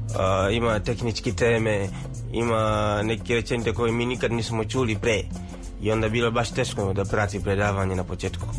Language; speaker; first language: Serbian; non-native, fluent; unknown